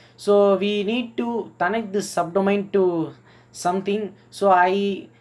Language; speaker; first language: English; non-native, local second language; Tamil